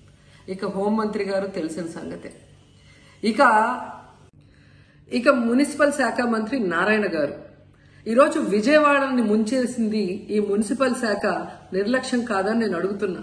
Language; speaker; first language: Telugu; native; Telugu